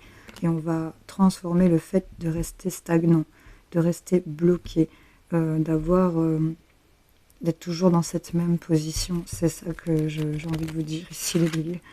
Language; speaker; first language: French; native; French